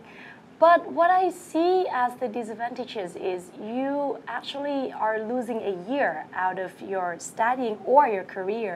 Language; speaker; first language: English; non-native, fluent; Vietnamese